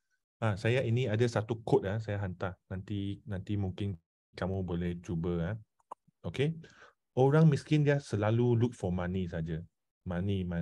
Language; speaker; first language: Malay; non-native, local second language; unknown